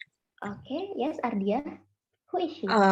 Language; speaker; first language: English; non-native, fluent; Indonesian